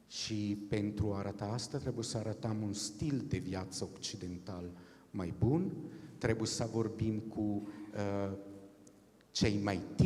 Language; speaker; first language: Romanian; non-native, fluent; Italian